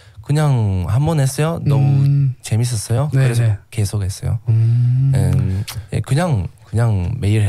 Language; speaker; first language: Korean; non-native, learner; English